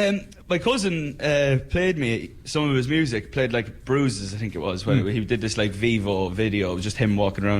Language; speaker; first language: English; native; English